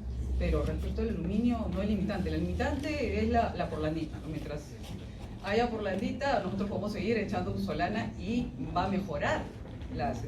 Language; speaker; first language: Spanish; native; Spanish